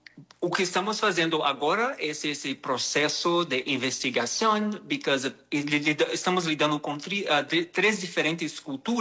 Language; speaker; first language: Portuguese; non-native, learner; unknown